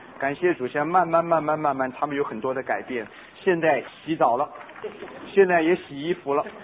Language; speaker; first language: Chinese; non-native, local second language; Cantonese